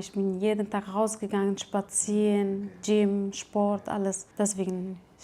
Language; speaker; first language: German; non-native, fluent; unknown